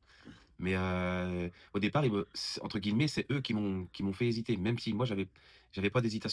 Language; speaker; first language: French; native; French